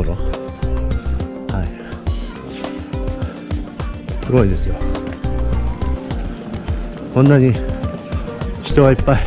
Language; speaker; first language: Japanese; native; Japanese